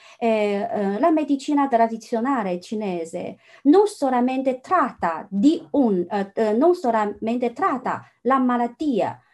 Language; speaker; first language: Italian; non-native, fluent; Chinese